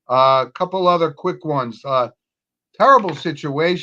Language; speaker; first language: English; native; English